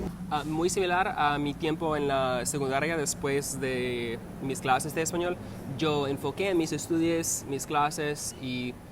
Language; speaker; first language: Spanish; non-native, learner; English